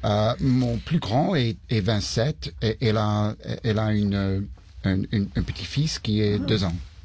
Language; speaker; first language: French; early bilingual, heritage; English